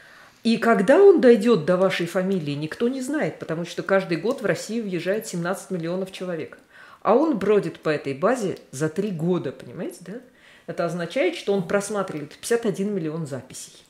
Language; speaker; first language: Russian; native; Russian